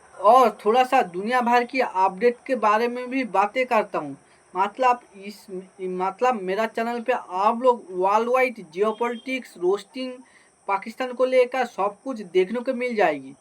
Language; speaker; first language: Hindi; native; Hindi